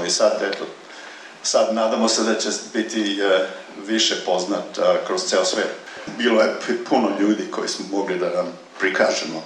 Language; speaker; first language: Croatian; early bilingual, heritage; Serbian